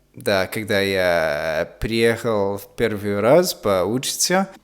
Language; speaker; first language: Russian; non-native, learner; English